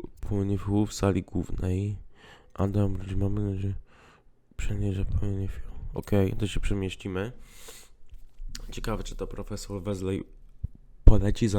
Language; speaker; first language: Polish; native; Polish